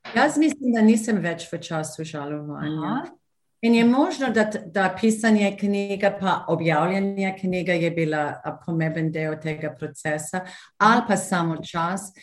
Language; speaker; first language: Slovenian; non-native, fluent; English